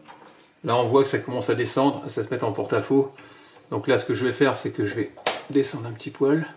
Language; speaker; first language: French; native; French